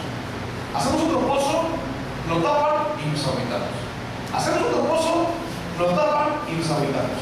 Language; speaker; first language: Spanish; native; Spanish